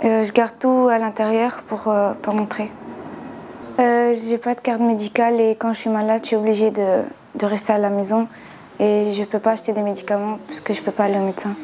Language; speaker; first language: French; early bilingual, other home language; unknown